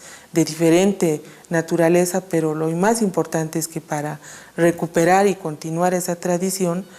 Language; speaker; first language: Spanish; native; Spanish